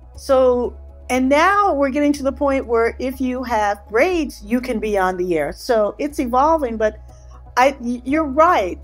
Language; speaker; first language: English; native; English